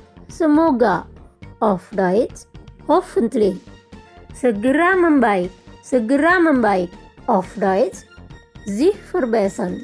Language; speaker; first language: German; non-native, fluent; Indonesian